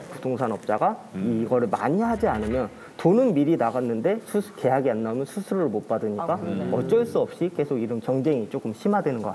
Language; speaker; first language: Korean; native; Korean